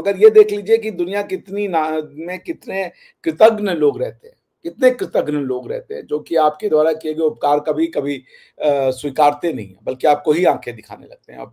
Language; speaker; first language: Hindi; native; Hindi